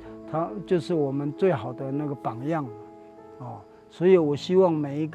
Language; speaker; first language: Chinese; non-native, local second language; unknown